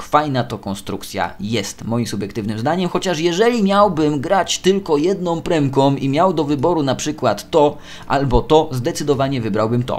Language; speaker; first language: Polish; native; Polish